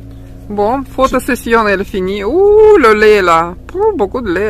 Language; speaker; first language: French; non-native, learner; Russian